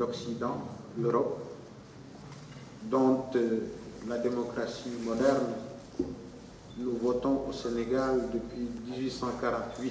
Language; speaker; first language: French; non-native, local second language; Wolof